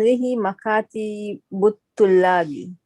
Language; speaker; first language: Arabic; non-native, learner; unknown